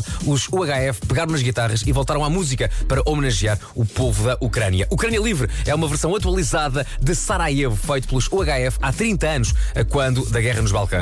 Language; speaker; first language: Portuguese; native; Portuguese